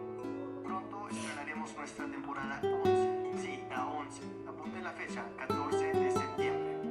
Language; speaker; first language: Spanish; native; Spanish